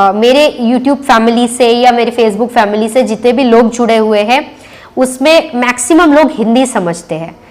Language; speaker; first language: Hindi; non-native, local second language; Bangla